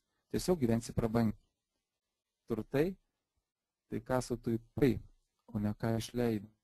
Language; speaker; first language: Lithuanian; native; Lithuanian